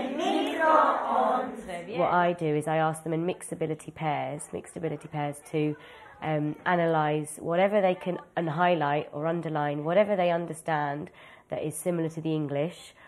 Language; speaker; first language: English; native; English